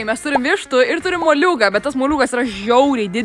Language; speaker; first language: Lithuanian; native; Lithuanian